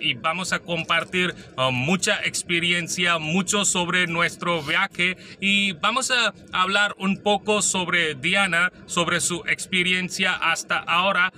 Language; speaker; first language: Spanish; non-native, learner; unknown